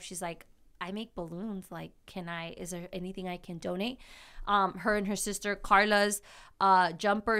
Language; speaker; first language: English; early bilingual, other home language; Spanish